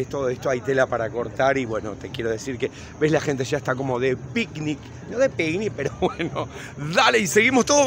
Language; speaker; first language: Spanish; native; Spanish